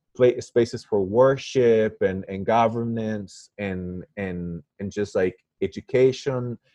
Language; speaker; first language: English; non-native, fluent; Spanish